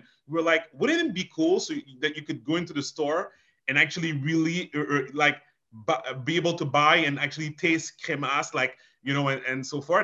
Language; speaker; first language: English; non-native, fluent; French